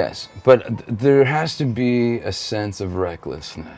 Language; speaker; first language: English; native; English